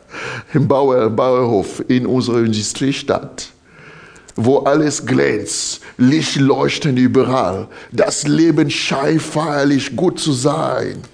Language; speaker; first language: German; non-native, fluent; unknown